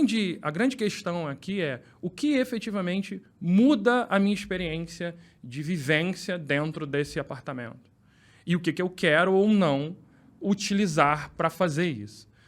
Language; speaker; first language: Portuguese; native; Portuguese